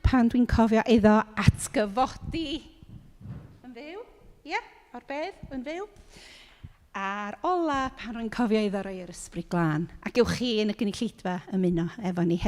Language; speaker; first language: Welsh; native; Welsh